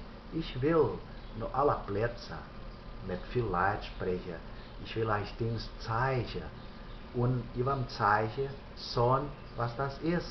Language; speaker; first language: German; early bilingual, heritage; German